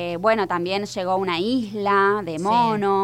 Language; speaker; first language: Spanish; native; Spanish